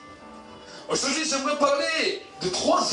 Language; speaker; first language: French; native; French